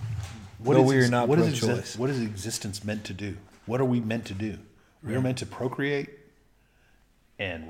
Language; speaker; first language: English; early bilingual, other home language; Spanish